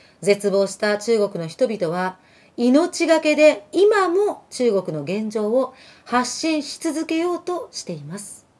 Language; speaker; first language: Japanese; early bilingual, other home language; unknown